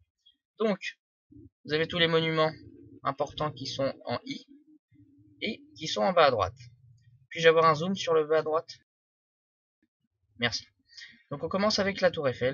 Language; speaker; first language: French; native; French